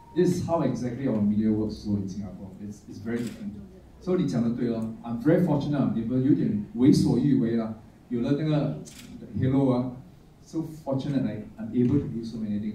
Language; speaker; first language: English; non-native, local second language; Chinese